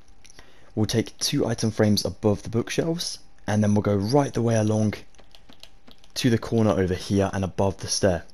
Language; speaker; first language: English; native; English